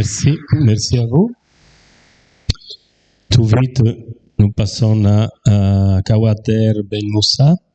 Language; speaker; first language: French; non-native, fluent; Italian